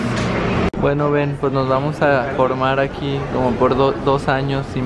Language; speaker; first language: Spanish; native; Spanish